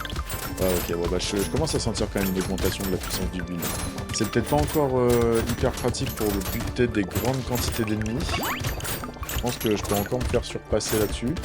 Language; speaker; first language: French; native; French